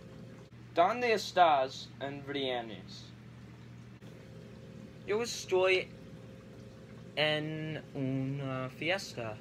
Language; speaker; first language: Spanish; non-native, learner; English